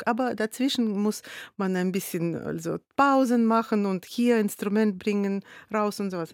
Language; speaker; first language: German; non-native, fluent; Russian